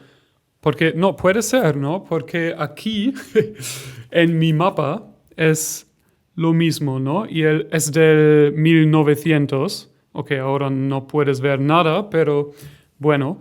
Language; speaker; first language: Spanish; non-native, learner; German